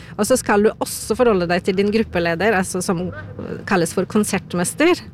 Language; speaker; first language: Norwegian; non-native, fluent; Polish